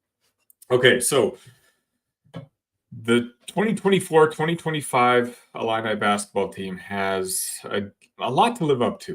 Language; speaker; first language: English; native; English